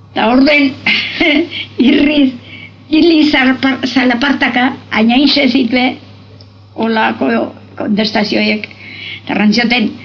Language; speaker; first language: Spanish; non-native, local second language; Basque